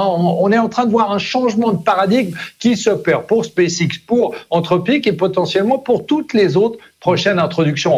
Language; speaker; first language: French; native; French